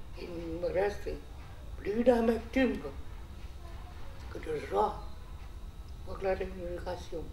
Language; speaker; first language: French; non-native, learner; Vietnamese